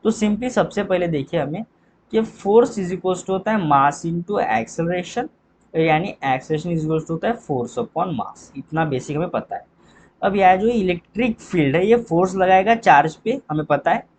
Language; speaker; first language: Hindi; native; Hindi